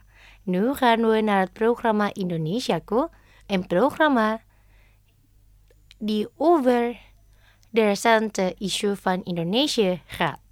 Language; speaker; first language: Dutch; non-native, fluent; Indonesian